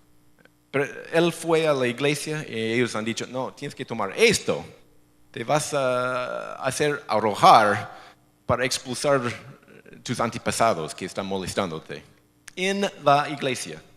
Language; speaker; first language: Spanish; non-native, fluent; English